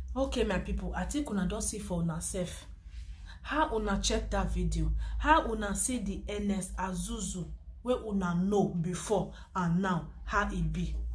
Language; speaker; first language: Nigerian Pidgin; non-native, local second language; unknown